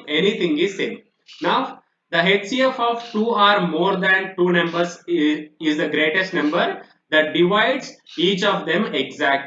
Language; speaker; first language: English; non-native, local second language; Telugu